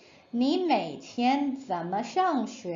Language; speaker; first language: Chinese; non-native, fluent; English